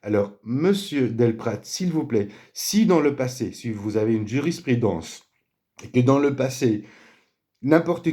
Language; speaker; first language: French; native; French